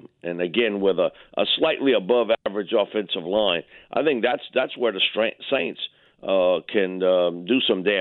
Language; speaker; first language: English; native; English